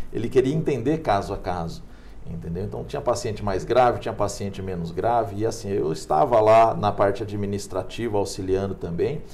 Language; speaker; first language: Portuguese; native; Portuguese